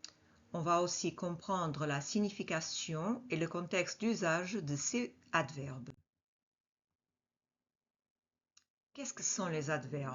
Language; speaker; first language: French; non-native, fluent; Portuguese